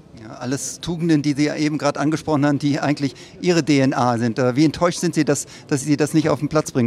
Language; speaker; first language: German; native; German